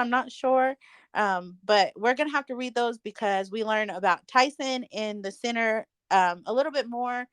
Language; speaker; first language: English; native; English